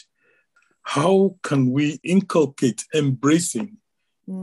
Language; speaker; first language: English; non-native, local second language; Ewe